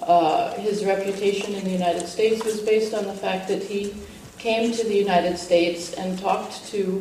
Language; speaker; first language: English; native; English